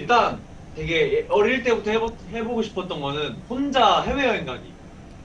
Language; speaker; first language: Korean; native; Korean